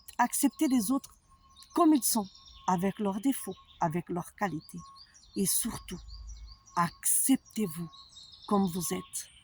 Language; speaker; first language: French; non-native, fluent; Portuguese